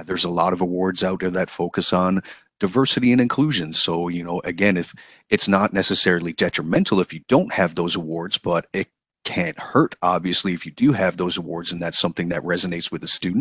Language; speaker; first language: English; native; English